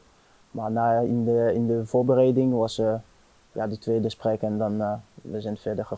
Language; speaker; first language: Dutch; non-native, fluent; French